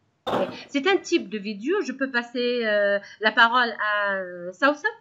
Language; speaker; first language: French; non-native, local second language; Arabic